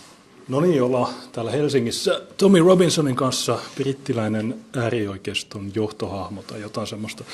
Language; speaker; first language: Finnish; native; Finnish